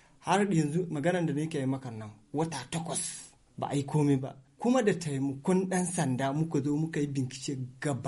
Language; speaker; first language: Hausa; non-native, local second language; Fula